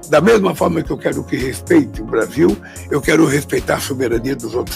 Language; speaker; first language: Portuguese; native; Portuguese